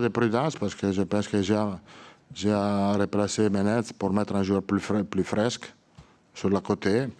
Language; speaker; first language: French; non-native, learner; Italian